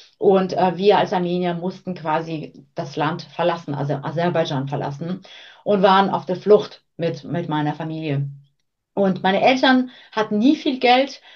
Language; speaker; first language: German; early bilingual, other home language; Armenian